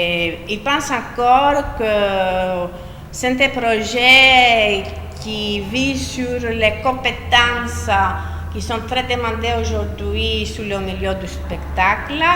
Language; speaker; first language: French; non-native, fluent; Greek